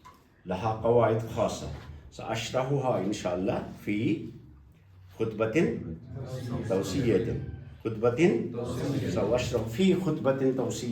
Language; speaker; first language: Arabic; non-native, fluent; Kashmiri